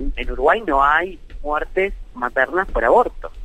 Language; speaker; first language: Spanish; native; Spanish